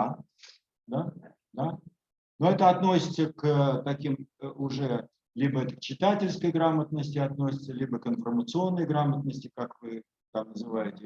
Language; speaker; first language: Russian; native; Russian